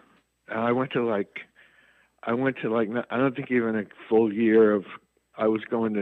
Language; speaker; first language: English; native; English